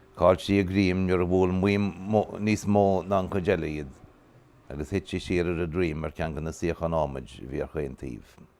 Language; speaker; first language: Irish; native; Irish